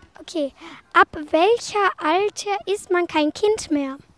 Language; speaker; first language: German; non-native, learner; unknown